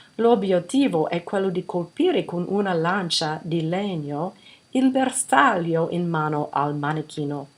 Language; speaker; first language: Italian; non-native, fluent; English